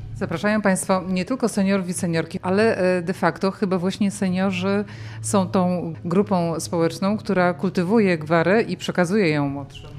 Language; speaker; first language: Polish; native; Polish